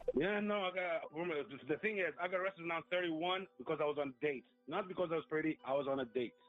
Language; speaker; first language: English; non-native, fluent; Arabic